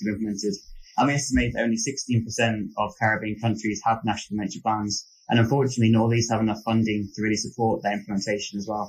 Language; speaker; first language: English; native; English